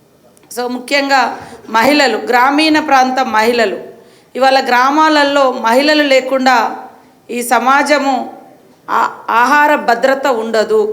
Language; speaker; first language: Telugu; native; Telugu